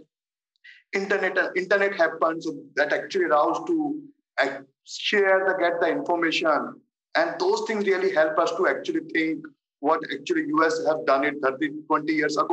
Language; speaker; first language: English; non-native, local second language; Hindi